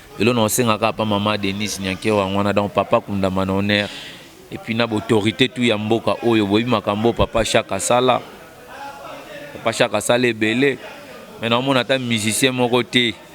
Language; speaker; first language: Lingala; native; Lingala